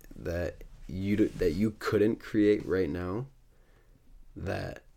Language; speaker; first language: English; native; English